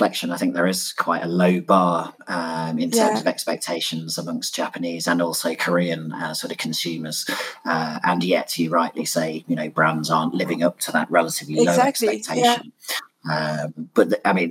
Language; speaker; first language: English; native; English